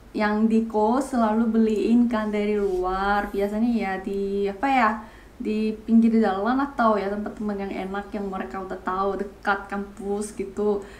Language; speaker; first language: Indonesian; non-native, fluent; Korean